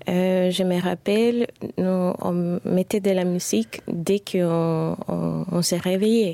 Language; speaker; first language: French; non-native, fluent; Spanish